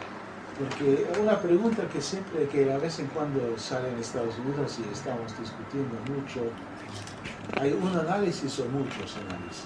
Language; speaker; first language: Spanish; non-native, fluent; English